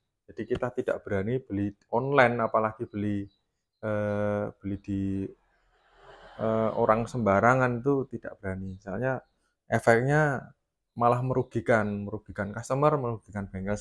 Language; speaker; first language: Indonesian; native; Indonesian